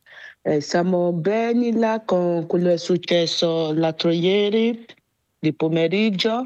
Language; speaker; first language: Italian; non-native, learner; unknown